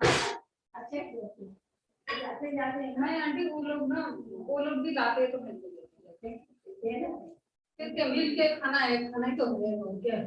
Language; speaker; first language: Hindi; non-native, local second language; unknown